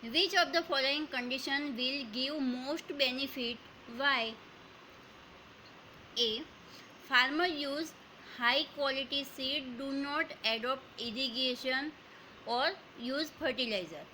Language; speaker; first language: English; non-native, local second language; Hindi